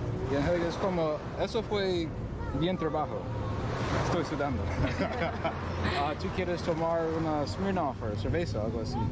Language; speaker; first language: Spanish; non-native, learner; English